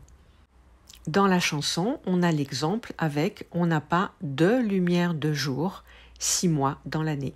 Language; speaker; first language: French; native; French